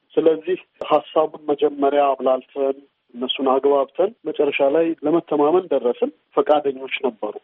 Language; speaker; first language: Amharic; native; Amharic